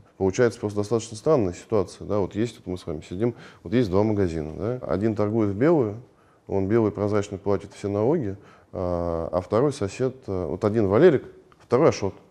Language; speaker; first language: Russian; native; Russian